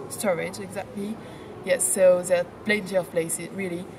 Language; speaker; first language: English; non-native, fluent; French